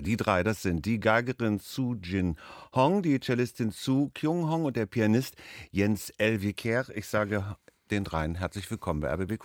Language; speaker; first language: German; native; German